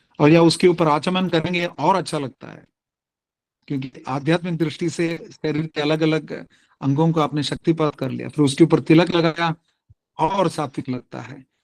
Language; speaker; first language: Hindi; non-native, local second language; Tamil